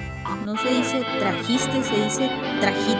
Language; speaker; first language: Spanish; native; Spanish